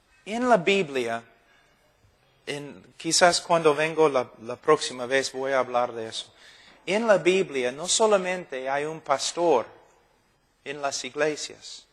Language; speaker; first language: Spanish; non-native, fluent; English